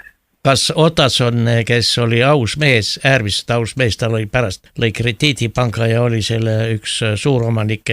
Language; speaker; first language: Estonian; native; Estonian